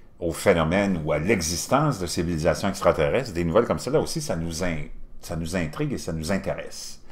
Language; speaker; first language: French; native; French